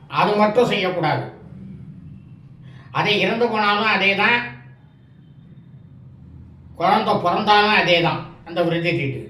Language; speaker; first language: Tamil; native; Tamil